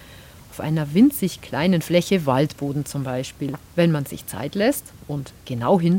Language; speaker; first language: German; native; German